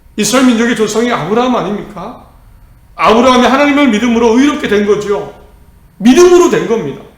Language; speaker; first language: Korean; native; Korean